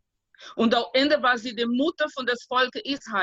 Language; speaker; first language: German; non-native, fluent; Portuguese